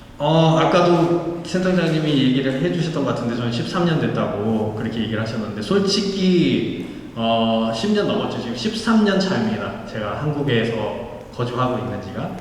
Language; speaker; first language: Korean; non-native, fluent; Nepali